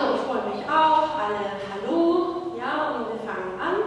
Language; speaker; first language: German; non-native, fluent; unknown